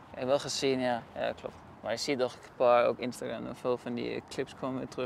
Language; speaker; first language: Dutch; non-native, fluent; Danish